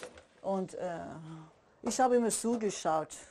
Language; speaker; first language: German; non-native, learner; Persian